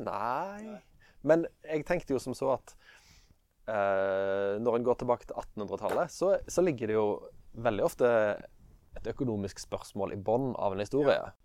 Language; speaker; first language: Norwegian; native; Norwegian